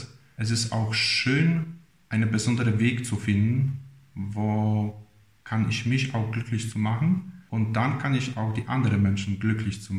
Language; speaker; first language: German; non-native, fluent; Polish